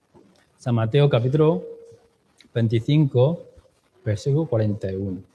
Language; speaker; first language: Spanish; non-native, fluent; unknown